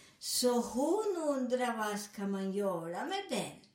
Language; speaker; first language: Swedish; non-native, learner; Spanish